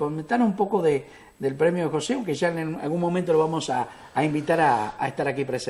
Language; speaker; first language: Spanish; native; Spanish